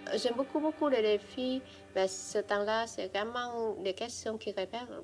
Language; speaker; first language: French; non-native, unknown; Vietnamese